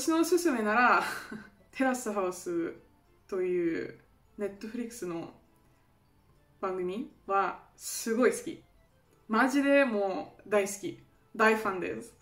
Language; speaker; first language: Japanese; non-native, fluent; German